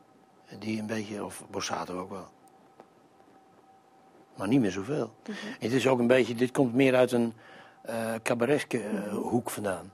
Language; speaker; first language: Dutch; native; Dutch